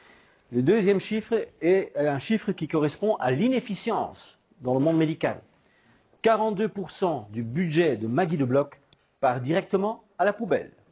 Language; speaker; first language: French; native; French